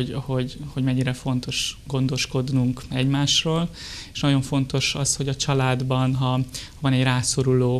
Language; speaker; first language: Hungarian; native; Hungarian